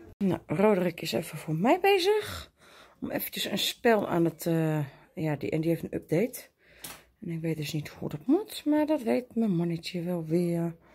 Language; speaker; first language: Dutch; native; Dutch